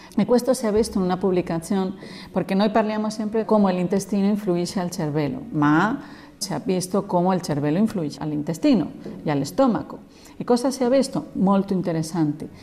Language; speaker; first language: Italian; non-native, learner; Spanish